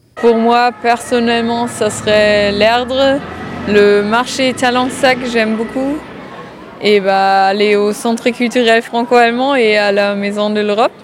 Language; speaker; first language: French; non-native, fluent; German